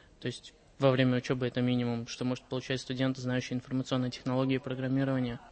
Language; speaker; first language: Russian; native; Russian